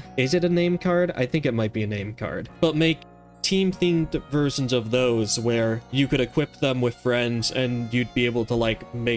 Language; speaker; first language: English; native; English